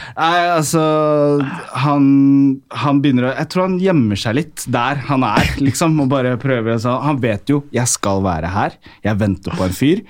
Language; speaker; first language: Norwegian; early bilingual, other home language; Amharic